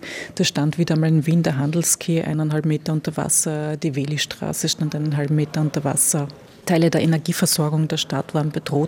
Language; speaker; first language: German; native; German